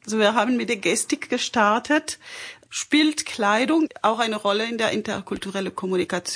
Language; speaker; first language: German; non-native, fluent; French